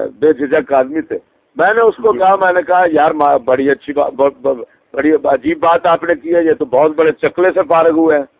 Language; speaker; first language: Urdu; native; Urdu